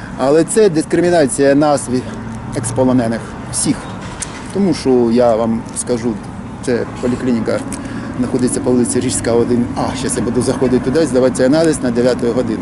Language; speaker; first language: Ukrainian; native; Ukrainian